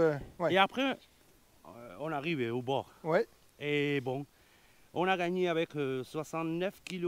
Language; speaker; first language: French; non-native, learner; Spanish